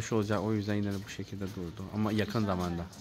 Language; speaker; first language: Turkish; non-native, learner; Chinese